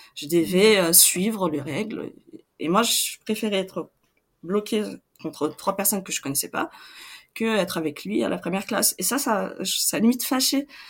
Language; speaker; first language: French; non-native, fluent; Portuguese